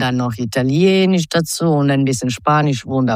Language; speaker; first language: German; non-native, fluent; Croatian